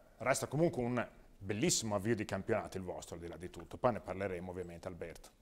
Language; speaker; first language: Italian; native; Italian